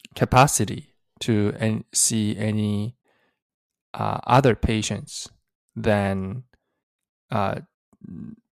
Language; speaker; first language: English; early bilingual, other home language; Korean